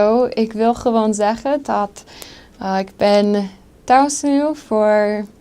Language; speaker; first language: Dutch; non-native, fluent; English